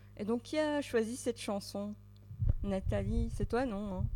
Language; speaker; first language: French; native; French